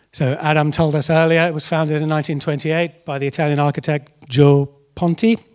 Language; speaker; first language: English; native; English